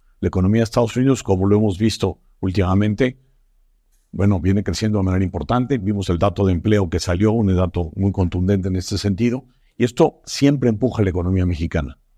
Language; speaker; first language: Spanish; native; Spanish